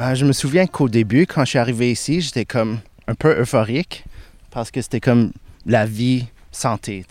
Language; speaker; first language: French; non-native, local second language; English